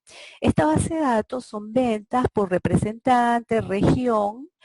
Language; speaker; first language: Spanish; native; Spanish